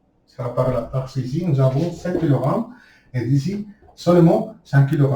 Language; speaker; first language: French; non-native, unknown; Spanish